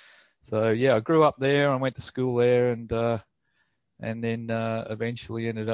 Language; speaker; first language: English; native; English